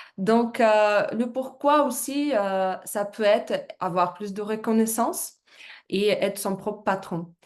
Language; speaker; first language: French; non-native, fluent; Russian